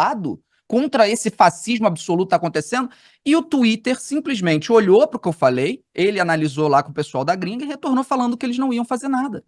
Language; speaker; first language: Portuguese; native; Portuguese